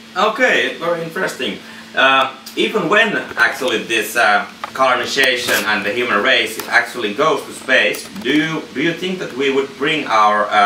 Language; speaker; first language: English; non-native, fluent; Finnish